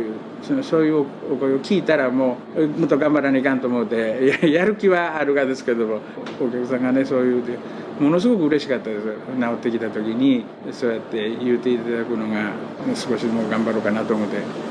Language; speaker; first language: Japanese; native; Japanese